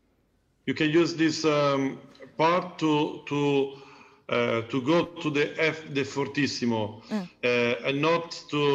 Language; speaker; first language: English; non-native, learner; Italian